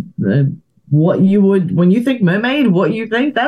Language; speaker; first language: English; native; English